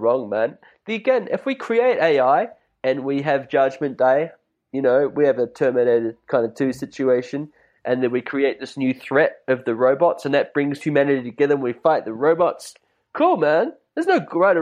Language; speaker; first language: English; native; English